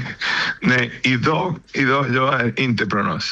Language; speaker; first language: Swedish; non-native, learner; Spanish